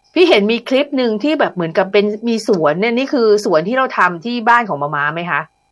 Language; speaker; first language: Thai; native; Thai